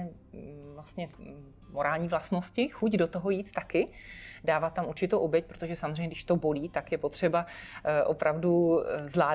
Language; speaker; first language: Czech; native; Czech